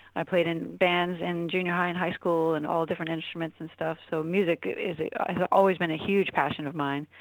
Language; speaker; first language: English; native; English